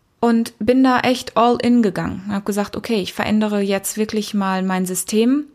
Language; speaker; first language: German; early bilingual, heritage; German